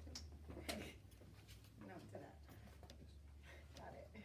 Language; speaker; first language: English; native; English